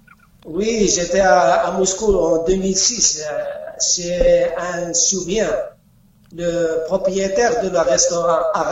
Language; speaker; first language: French; non-native, learner; Arabic